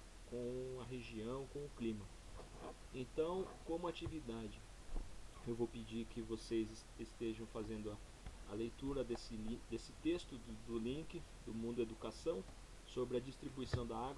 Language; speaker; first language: Portuguese; native; Portuguese